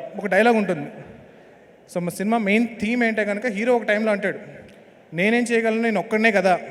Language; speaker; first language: Telugu; native; Telugu